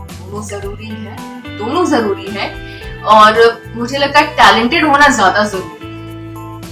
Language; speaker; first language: Hindi; native; Hindi